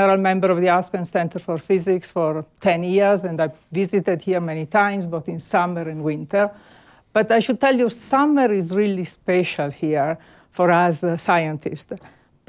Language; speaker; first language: English; non-native, fluent; Italian